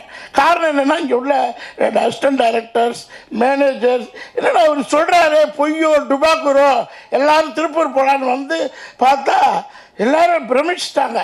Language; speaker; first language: Tamil; native; Tamil